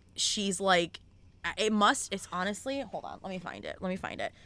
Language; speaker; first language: English; native; English